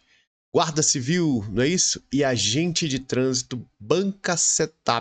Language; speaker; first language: Portuguese; native; Portuguese